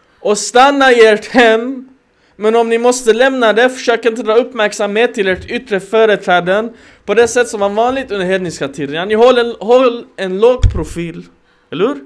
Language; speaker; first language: Swedish; non-native, fluent; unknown